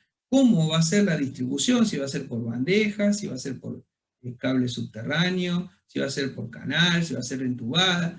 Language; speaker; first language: Spanish; native; Spanish